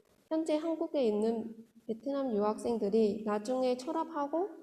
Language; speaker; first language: Korean; non-native, fluent; Vietnamese